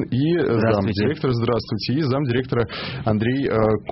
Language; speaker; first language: Russian; native; Russian